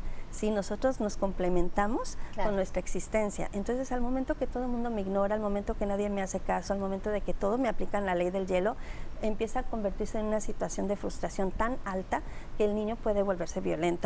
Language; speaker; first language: Spanish; native; Spanish